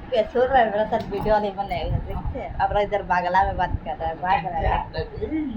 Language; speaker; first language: Hindi; non-native, local second language; Bangla